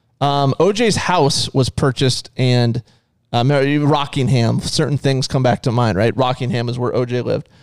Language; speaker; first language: English; native; English